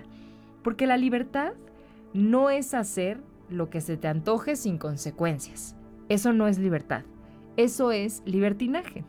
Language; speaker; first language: Spanish; native; Spanish